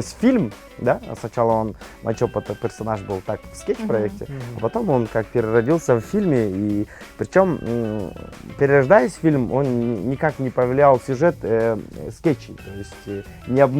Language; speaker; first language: Russian; native; Russian